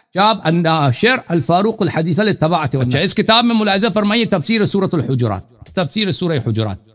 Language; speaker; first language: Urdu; non-native, fluent; Persian